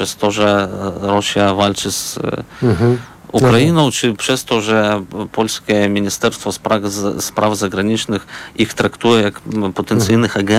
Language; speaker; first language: Polish; non-native, fluent; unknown